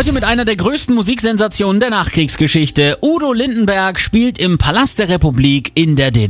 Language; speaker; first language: German; native; German